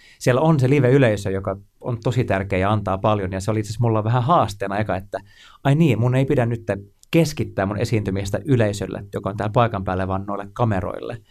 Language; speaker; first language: Finnish; non-native, local second language; Swedish